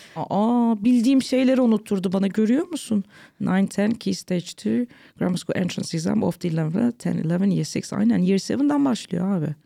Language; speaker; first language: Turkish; early bilingual, heritage; Turkish